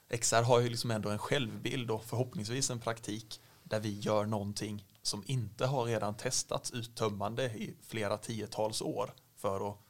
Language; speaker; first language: Swedish; native; Swedish